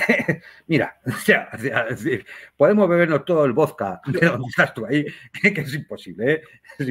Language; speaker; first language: Spanish; native; Spanish